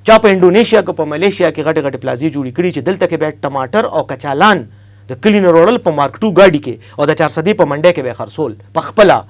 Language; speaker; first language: Pashto; native; Pashto